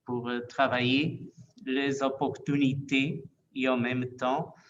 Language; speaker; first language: French; non-native, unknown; Portuguese